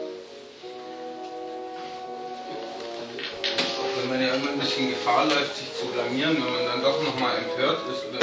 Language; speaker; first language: German; native; German